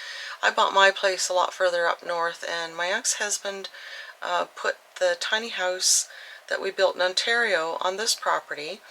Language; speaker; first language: English; native; English